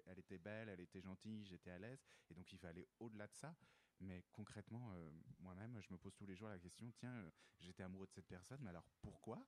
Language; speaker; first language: French; native; French